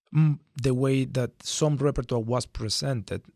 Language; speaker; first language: English; non-native, fluent; Spanish